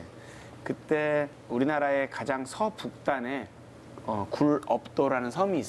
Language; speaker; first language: Korean; native; Korean